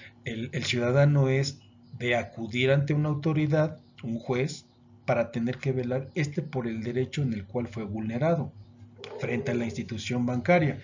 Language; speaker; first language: Spanish; native; Spanish